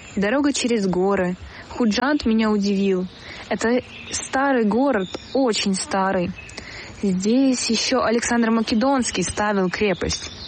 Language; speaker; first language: Russian; native; Russian